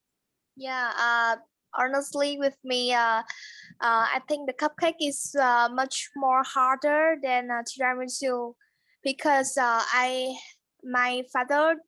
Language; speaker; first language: English; non-native, learner; Vietnamese